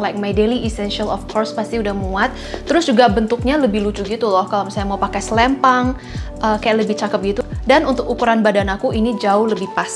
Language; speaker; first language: Indonesian; native; Indonesian